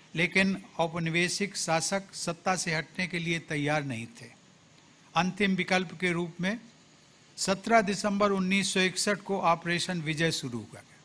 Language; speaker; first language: Hindi; native; Hindi